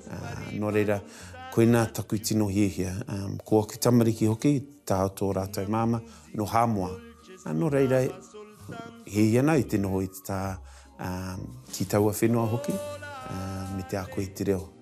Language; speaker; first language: Māori; non-native, local second language; English